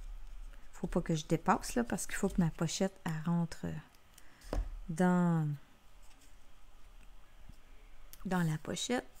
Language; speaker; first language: French; native; French